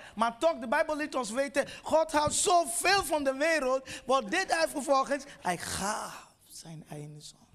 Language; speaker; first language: Dutch; non-native, fluent; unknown